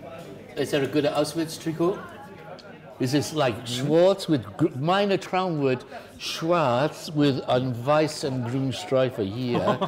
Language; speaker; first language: German; non-native, learner; English